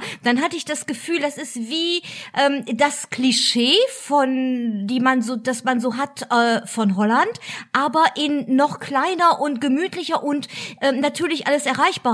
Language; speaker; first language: German; native; German